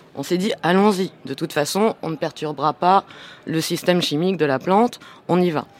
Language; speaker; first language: French; non-native, fluent; English